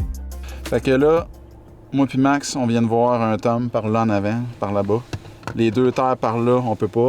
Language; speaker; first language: French; native; French